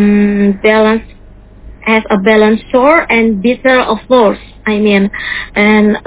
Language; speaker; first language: English; non-native, learner; Indonesian